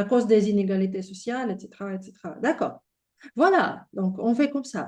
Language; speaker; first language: French; non-native, fluent; Russian